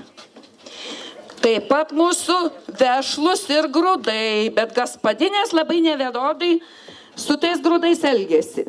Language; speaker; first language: Lithuanian; native; Lithuanian